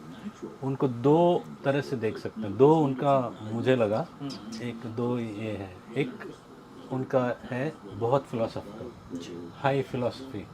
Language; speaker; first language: Hindi; non-native, local second language; Kannada